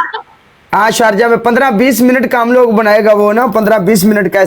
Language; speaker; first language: Hindi; non-native, fluent; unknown